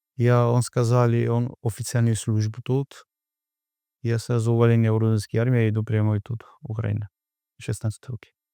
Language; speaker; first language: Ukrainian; non-native, learner; Georgian